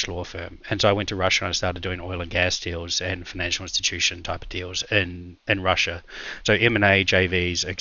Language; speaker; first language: English; native; English